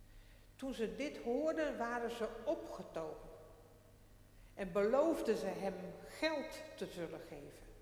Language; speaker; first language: Dutch; non-native, local second language; Western Frisian